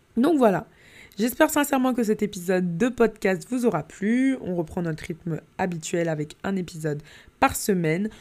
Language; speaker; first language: French; native; French